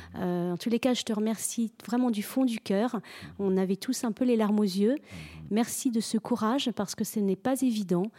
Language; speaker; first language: French; native; French